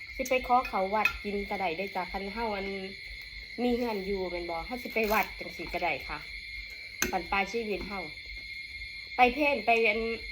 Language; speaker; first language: Thai; native; Thai